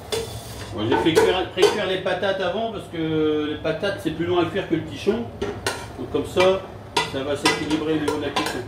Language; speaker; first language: French; native; French